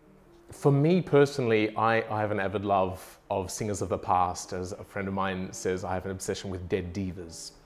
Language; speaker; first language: English; native; English